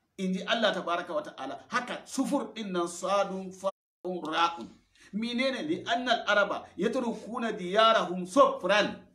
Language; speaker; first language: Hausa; non-native, local second language; Fula